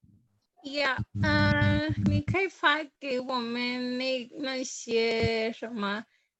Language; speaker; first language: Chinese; non-native, learner; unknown